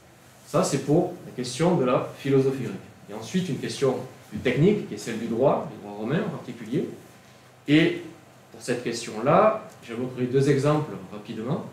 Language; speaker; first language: French; native; French